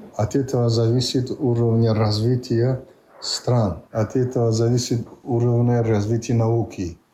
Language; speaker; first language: Russian; non-native, local second language; Tajik